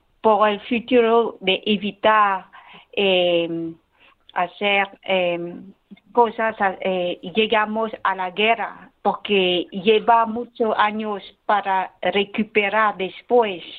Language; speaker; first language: Spanish; non-native, learner; Khmer